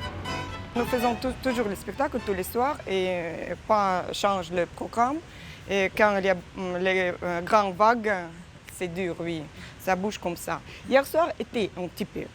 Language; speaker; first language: French; non-native, learner; Russian